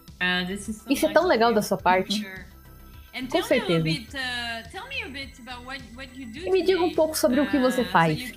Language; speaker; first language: Portuguese; non-native, learner; English